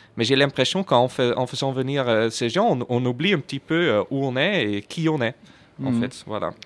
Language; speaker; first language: French; non-native, fluent; Dutch